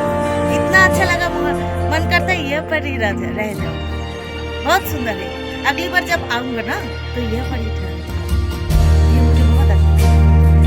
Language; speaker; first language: Hindi; non-native, local second language; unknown